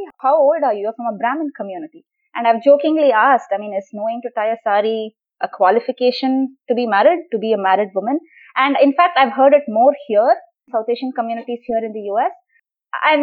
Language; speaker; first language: English; non-native, local second language; Tamil